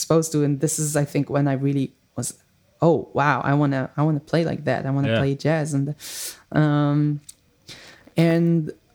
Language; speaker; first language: English; non-native, fluent; Hebrew